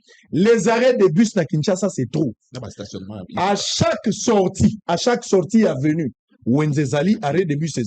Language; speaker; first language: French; non-native, local second language; Lingala